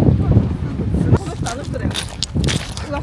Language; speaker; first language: Japanese; native; Japanese